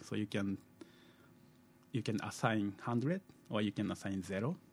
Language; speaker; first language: English; non-native, fluent; Japanese